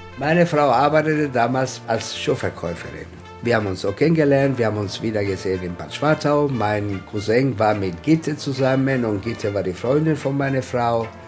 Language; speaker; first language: German; non-native, fluent; Italian